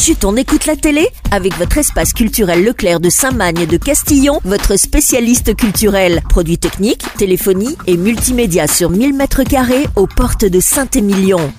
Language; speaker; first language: French; native; French